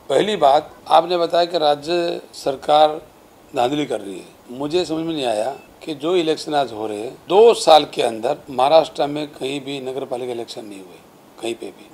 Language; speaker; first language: Hindi; non-native, local second language; Marathi